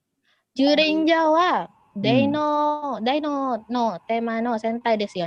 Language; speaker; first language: Japanese; non-native, learner; Indonesian